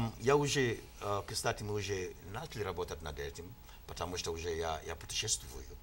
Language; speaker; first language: Russian; non-native, fluent; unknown